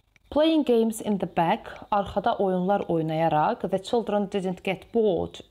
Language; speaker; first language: English; non-native, fluent; Azerbaijani